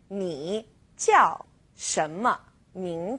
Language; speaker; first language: Chinese; non-native, fluent; English